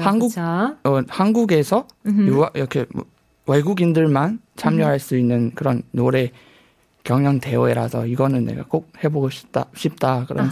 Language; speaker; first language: Korean; non-native, fluent; Burmese